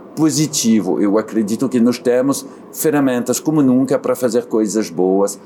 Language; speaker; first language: Portuguese; non-native, fluent; French